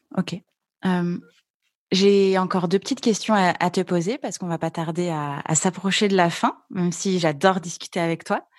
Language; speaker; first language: French; native; French